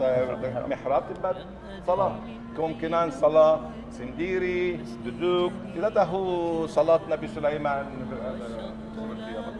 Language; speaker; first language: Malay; non-native, learner; Arabic